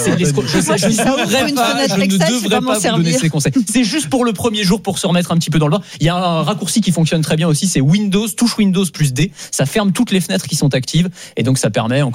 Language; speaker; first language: French; native; French